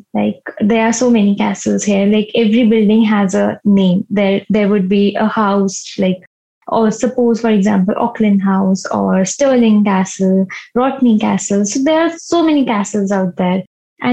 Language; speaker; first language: English; non-native, local second language; Hindi